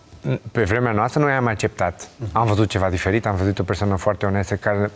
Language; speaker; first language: Romanian; non-native, learner; Portuguese